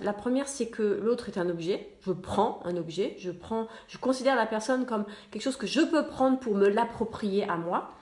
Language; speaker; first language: French; native; French